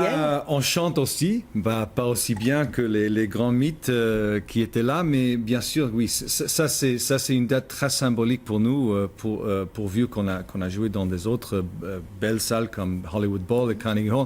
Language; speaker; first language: French; non-native, fluent; English